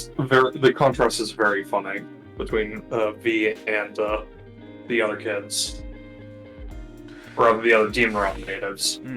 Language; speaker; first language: English; native; English